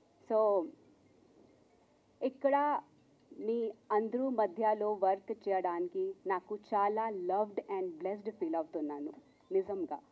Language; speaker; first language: Telugu; non-native, learner; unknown